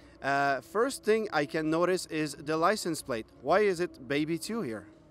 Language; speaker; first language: English; non-native, fluent; French